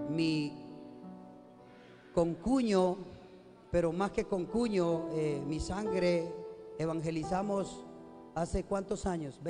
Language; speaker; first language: Spanish; native; Spanish